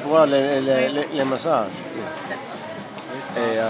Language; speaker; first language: French; non-native, learner; English